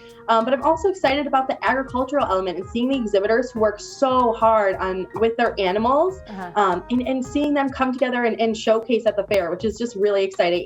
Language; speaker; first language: English; native; English